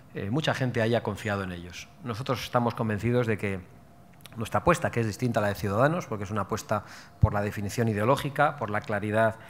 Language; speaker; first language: Spanish; native; Spanish